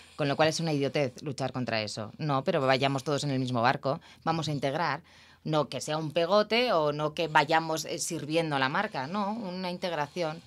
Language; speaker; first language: Spanish; native; Spanish